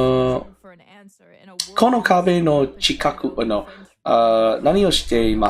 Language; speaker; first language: Japanese; non-native, learner; English